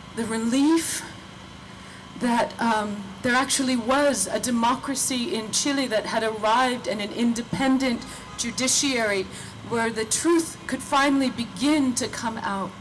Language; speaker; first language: English; native; English